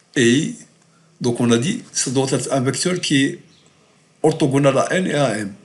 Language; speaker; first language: French; non-native, local second language; Arabic